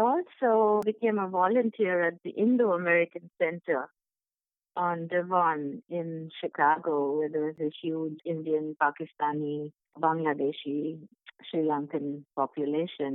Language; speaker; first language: English; non-native, local second language; Bangla